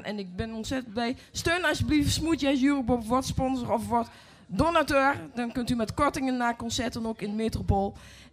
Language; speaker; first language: Dutch; native; Dutch